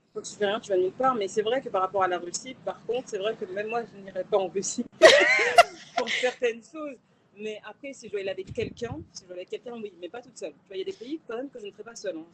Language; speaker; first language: French; native; French